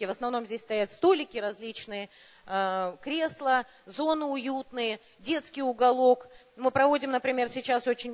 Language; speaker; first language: Russian; native; Russian